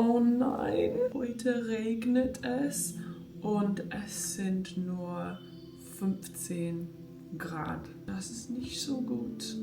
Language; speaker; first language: German; non-native, learner; English